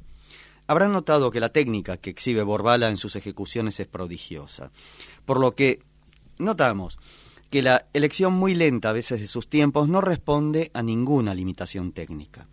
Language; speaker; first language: Spanish; native; Spanish